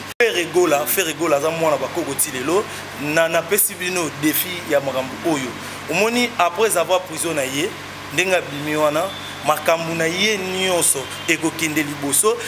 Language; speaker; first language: Lingala; non-native, local second language; Kongo